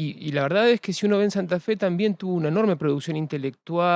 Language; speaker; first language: Spanish; native; Spanish